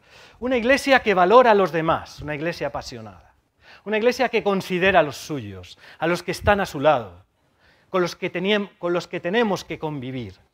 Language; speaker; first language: Spanish; native; Spanish